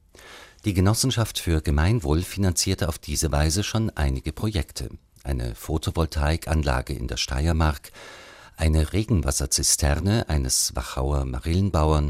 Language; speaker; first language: German; native; German